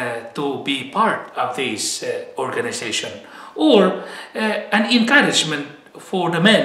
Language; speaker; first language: English; non-native, fluent; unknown